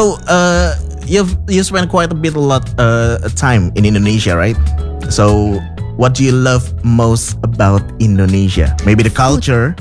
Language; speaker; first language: English; non-native, fluent; Indonesian